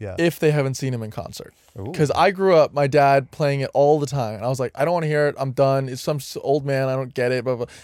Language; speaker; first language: English; native; English